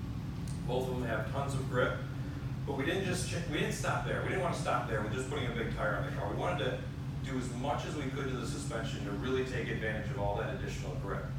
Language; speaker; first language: English; native; English